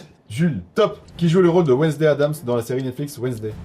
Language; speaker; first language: French; native; French